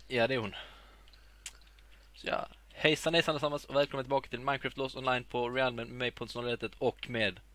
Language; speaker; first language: Swedish; native; Swedish